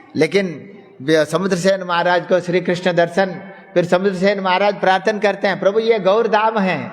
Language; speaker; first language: Hindi; non-native, local second language; Kannada